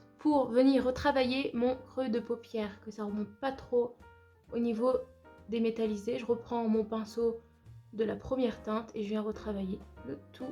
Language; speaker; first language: French; native; French